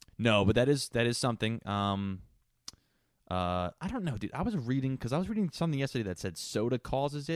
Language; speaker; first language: English; native; English